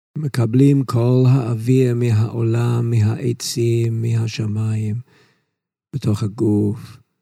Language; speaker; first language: Hebrew; non-native, fluent; English